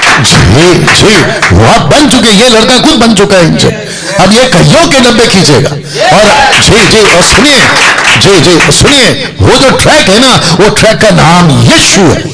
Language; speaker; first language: Hindi; non-native, local second language; Telugu